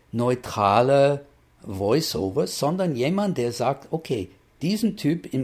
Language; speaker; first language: German; non-native, fluent; English